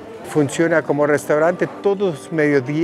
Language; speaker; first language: Portuguese; non-native, fluent; Spanish